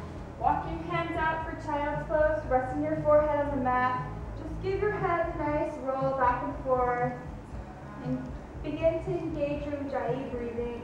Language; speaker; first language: English; native; English